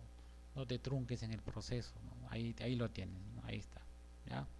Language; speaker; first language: Spanish; native; Spanish